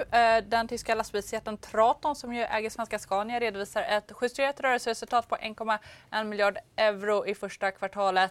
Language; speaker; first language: Swedish; native; Swedish